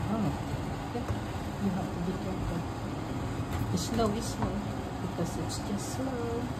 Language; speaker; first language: English; non-native, learner; Filipino